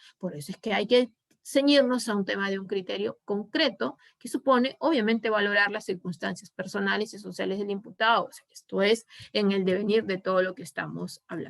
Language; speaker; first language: Spanish; native; Spanish